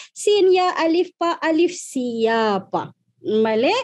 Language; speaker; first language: Spanish; non-native, fluent; Malay